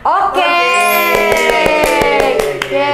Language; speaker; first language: English; non-native, learner; Indonesian